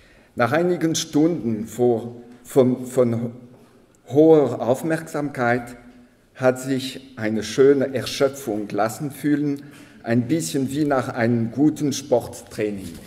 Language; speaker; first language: German; non-native, local second language; French